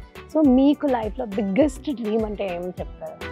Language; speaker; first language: Telugu; native; Telugu